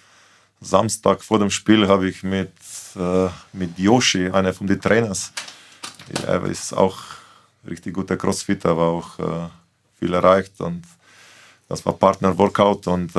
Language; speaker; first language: German; non-native, fluent; Slovenian